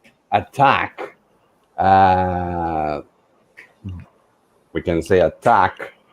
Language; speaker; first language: English; non-native, fluent; Portuguese